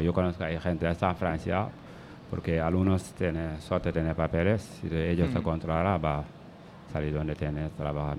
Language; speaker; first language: Spanish; non-native, learner; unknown